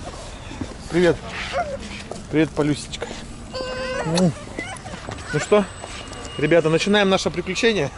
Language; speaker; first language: Russian; native; Russian